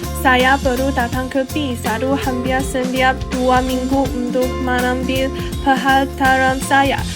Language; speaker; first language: Malay; non-native, learner; Chinese